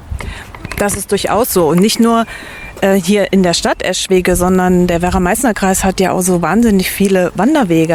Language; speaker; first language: German; native; German